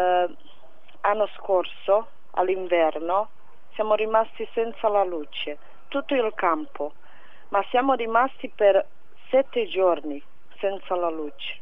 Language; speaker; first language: Italian; non-native, fluent; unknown